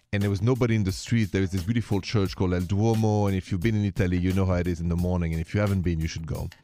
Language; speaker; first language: English; non-native, fluent; French